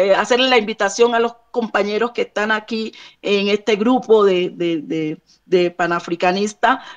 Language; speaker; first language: Spanish; native; Spanish